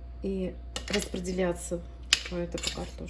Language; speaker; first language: Russian; native; Russian